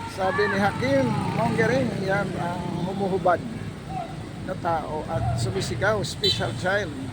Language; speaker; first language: Filipino; native; Filipino